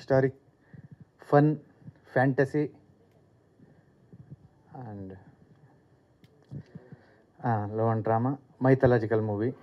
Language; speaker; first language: Telugu; non-native, learner; Kannada